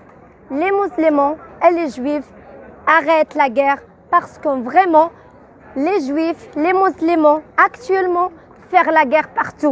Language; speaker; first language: French; non-native, learner; Arabic